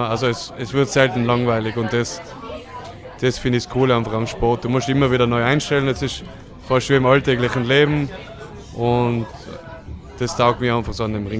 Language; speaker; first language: German; native; German